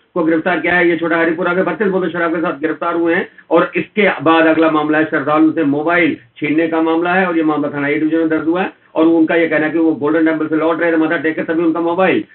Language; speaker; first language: Hindi; native; Hindi